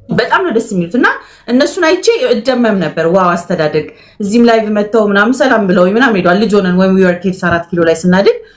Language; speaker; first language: Amharic; native; Amharic